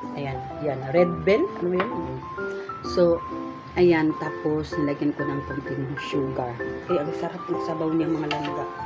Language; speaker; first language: Filipino; non-native, local second language; Cebuano